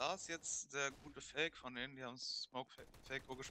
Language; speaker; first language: German; native; German